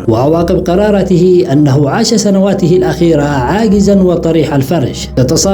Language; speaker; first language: Arabic; native; Arabic